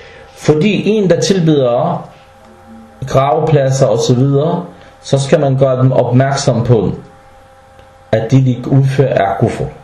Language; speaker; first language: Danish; early bilingual, other home language; Arabic